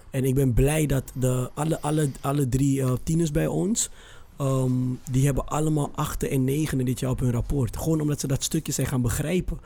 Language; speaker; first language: Dutch; early bilingual, other home language; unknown